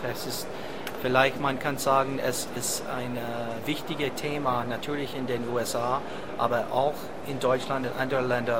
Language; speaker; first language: German; non-native, fluent; English